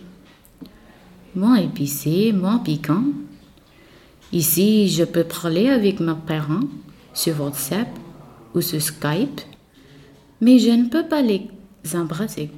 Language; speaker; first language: French; non-native, learner; Marathi